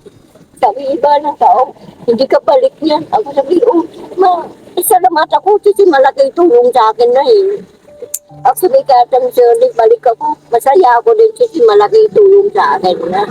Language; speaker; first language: Filipino; non-native, learner; Vietnamese